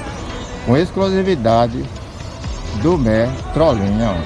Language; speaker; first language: Portuguese; native; Portuguese